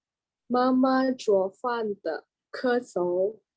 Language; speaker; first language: Chinese; non-native, learner; Indonesian